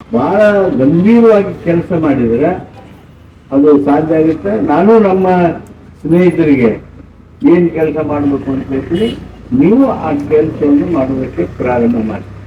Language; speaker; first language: Kannada; native; Kannada